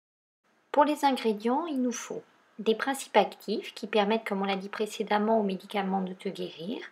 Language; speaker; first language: French; native; French